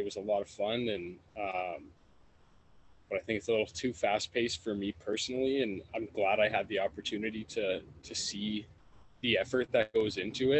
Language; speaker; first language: English; native; English